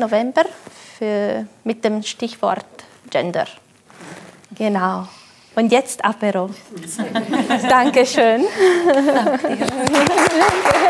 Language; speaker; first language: German; non-native, fluent; French